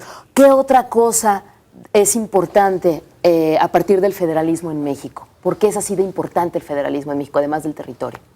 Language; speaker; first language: Spanish; native; Spanish